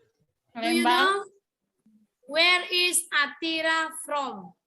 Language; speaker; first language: English; non-native, learner; Indonesian